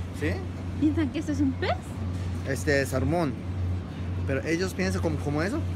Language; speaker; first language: Spanish; non-native, learner; Japanese